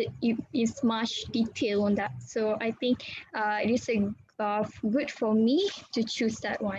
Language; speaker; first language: English; non-native, local second language; Malay